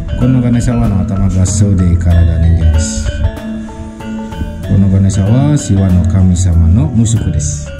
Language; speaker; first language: Japanese; non-native, fluent; Indonesian